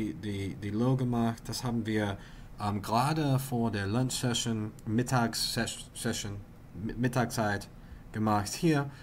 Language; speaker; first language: German; non-native, learner; English